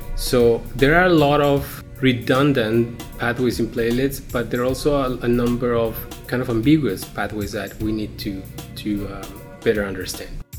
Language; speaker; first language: English; non-native, fluent; Spanish